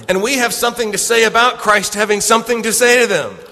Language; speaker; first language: English; native; English